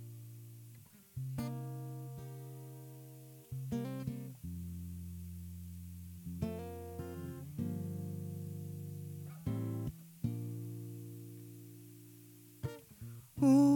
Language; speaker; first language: English; non-native, local second language; Ganda